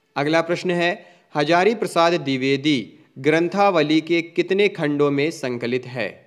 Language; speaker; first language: Hindi; native; Hindi